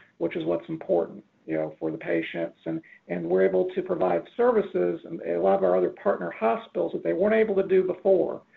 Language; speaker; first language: English; native; English